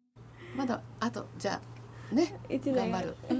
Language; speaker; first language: Japanese; native; Japanese